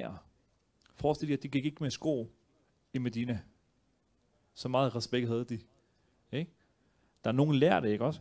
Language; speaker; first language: Danish; early bilingual, other home language; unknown